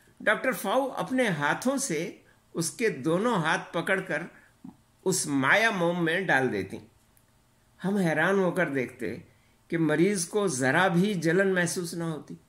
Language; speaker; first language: Urdu; native; Urdu